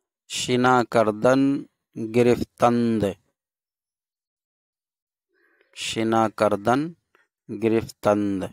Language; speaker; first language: Persian; non-native, fluent; Urdu